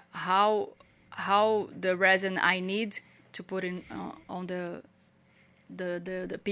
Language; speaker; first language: English; non-native, learner; Portuguese